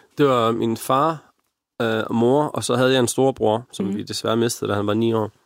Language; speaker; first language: Danish; early bilingual, other home language; Arabic